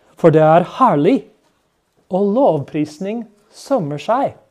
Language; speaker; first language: Norwegian; non-native, fluent; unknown